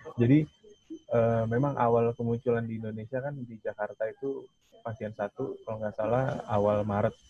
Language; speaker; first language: Indonesian; native; Indonesian